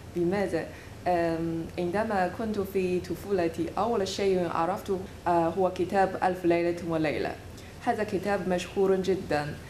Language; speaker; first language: Arabic; non-native, learner; Chinese